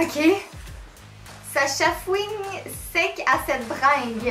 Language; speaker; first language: French; native; French